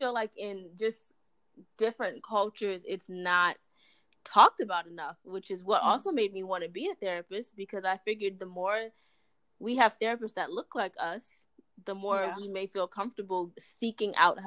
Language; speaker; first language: English; native; English